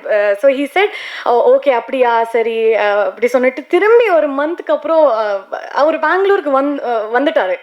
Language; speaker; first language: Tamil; non-native, learner; Kannada